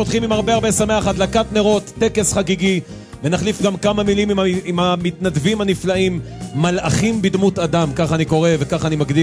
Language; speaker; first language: Hebrew; native; Hebrew